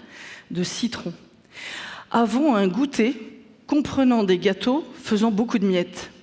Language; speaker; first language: French; native; French